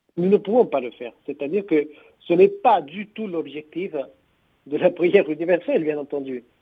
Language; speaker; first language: French; non-native, fluent; Spanish